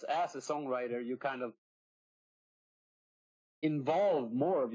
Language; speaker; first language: English; non-native, fluent; Swedish